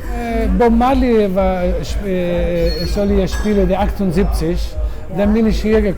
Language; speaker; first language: German; non-native, learner; Italian